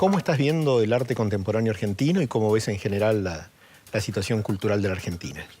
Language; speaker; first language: Spanish; native; Spanish